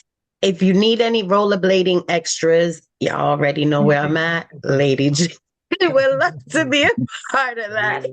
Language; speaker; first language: English; native; English